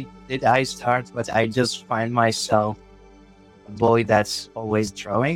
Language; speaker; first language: English; non-native, learner; Arabic